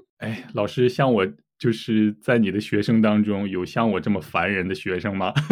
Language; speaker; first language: Chinese; native; Chinese